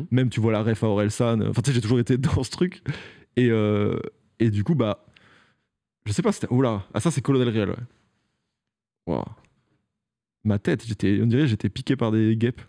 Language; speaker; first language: French; native; French